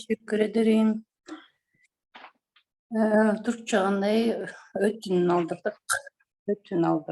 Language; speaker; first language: Turkish; non-native, learner; Kyrgyz